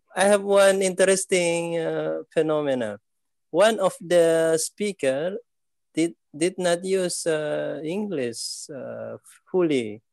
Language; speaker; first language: English; non-native, fluent; Malay